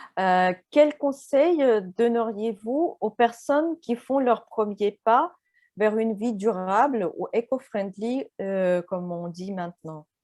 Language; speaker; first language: French; non-native, fluent; Russian